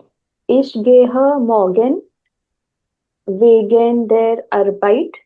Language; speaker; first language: German; non-native, learner; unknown